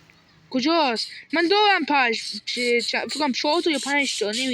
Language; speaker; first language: Persian; native; Persian